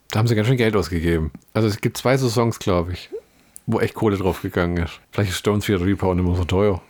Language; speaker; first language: German; native; German